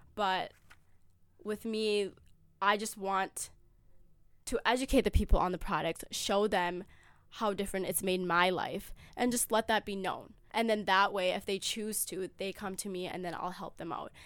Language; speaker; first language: English; early bilingual, other home language; Amharic